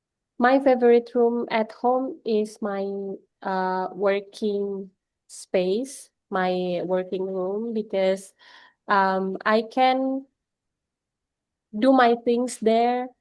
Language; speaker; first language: English; non-native, learner; Indonesian